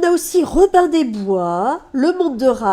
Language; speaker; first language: French; native; French